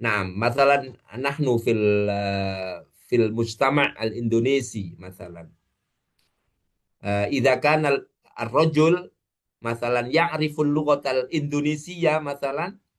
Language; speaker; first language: Arabic; non-native, fluent; Indonesian